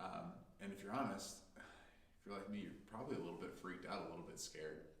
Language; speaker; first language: English; native; English